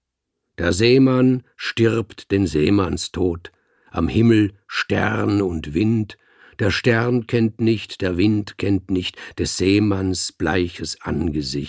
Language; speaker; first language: German; native; German